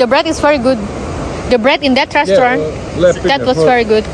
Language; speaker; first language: English; non-native, learner; Indonesian